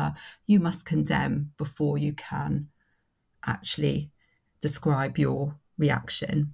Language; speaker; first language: English; native; English